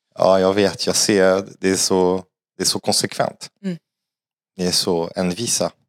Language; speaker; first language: Swedish; non-native, fluent; French